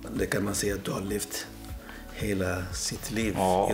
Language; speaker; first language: Swedish; non-native, fluent; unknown